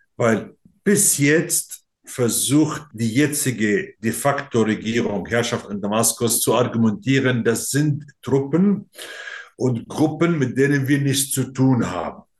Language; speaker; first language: German; non-native, fluent; Arabic